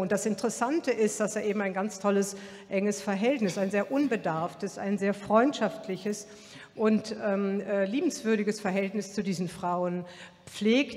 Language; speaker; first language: German; native; German